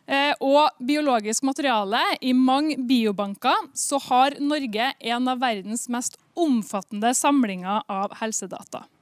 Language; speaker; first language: Norwegian; native; Norwegian